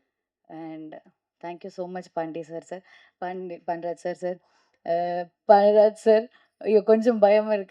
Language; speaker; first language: Tamil; non-native, learner; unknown